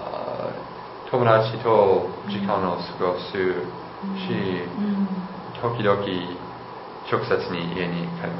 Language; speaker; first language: Japanese; non-native, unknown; English